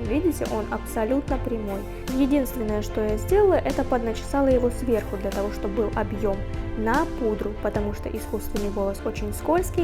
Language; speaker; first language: Russian; native; Russian